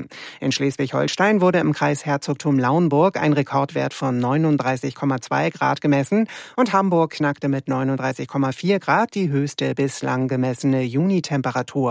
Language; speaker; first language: German; native; German